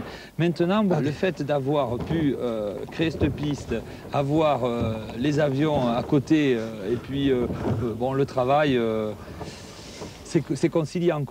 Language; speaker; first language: French; native; French